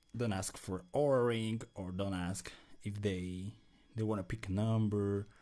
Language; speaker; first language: English; non-native, fluent; Spanish